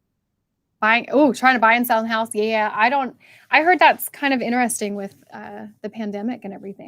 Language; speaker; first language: English; native; English